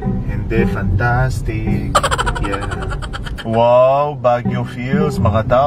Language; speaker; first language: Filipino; non-native, learner; Arabic